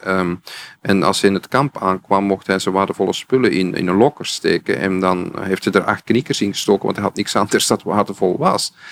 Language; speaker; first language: Dutch; native; Dutch